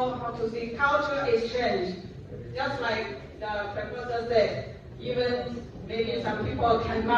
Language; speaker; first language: English; non-native, learner; Chinese